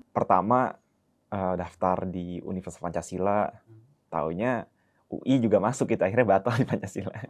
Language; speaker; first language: Indonesian; early bilingual, heritage; Indonesian